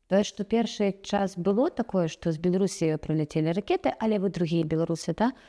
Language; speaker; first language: Belarusian; non-native, local second language; Russian